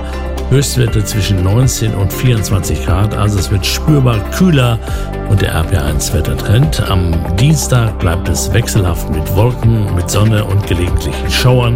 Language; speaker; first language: German; native; German